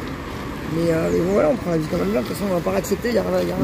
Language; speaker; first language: French; native; French